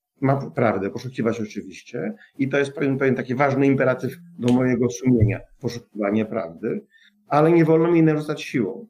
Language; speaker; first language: Polish; native; Polish